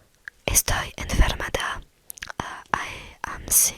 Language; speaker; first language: Spanish; non-native, learner; French